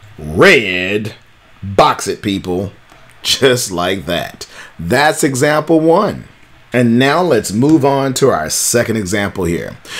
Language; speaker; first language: English; native; English